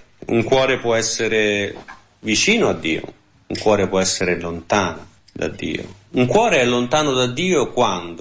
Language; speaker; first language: Italian; native; Italian